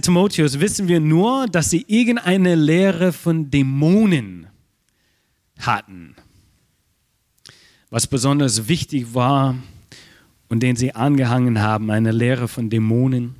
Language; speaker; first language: German; non-native, fluent; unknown